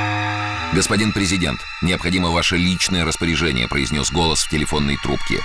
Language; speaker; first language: Russian; native; Russian